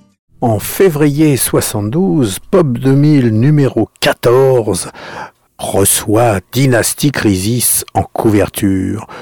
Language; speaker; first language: French; native; French